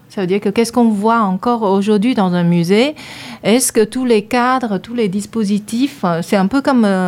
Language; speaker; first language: French; non-native, fluent; Chinese